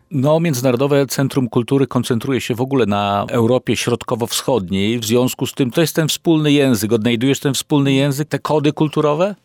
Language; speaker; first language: Polish; native; Polish